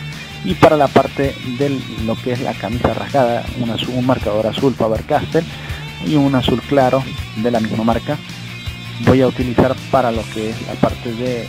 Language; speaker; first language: Spanish; native; Spanish